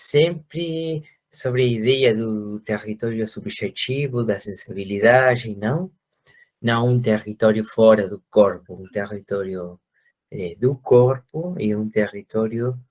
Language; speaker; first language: Portuguese; non-native, fluent; Spanish